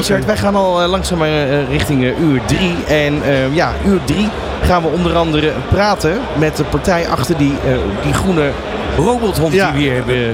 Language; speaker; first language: Dutch; native; Dutch